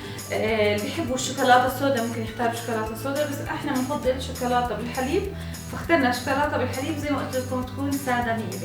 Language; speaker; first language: Arabic; native; Arabic